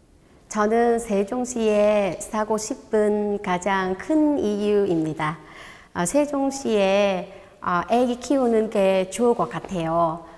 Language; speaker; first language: Korean; non-native, learner; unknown